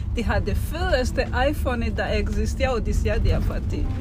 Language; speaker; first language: Danish; non-native, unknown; Kinyarwanda